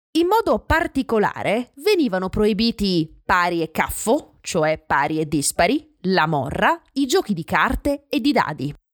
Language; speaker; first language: Italian; native; Italian